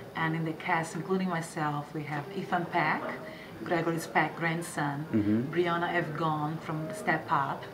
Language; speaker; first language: English; non-native, fluent; Portuguese